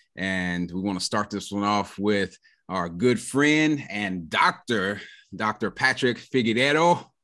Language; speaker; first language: English; native; English